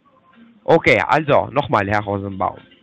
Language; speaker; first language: German; non-native, fluent; Turkish